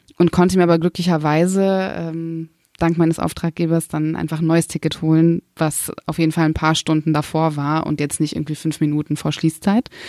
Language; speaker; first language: German; early bilingual, other home language; Kurdish